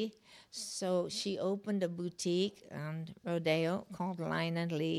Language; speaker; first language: English; native; English